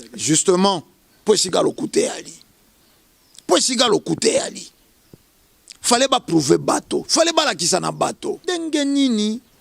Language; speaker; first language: Lingala; native; Lingala